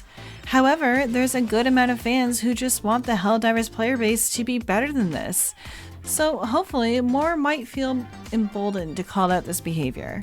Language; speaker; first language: English; native; English